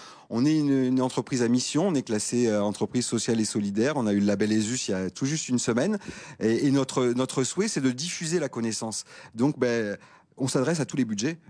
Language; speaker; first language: French; native; French